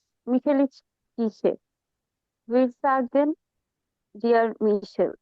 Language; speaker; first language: German; non-native, learner; Bangla